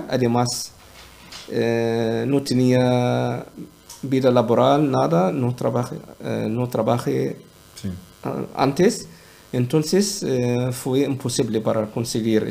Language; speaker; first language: Spanish; non-native, learner; Arabic